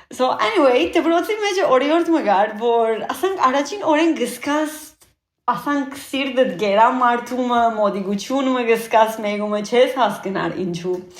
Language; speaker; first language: Armenian; early bilingual, heritage; Armenian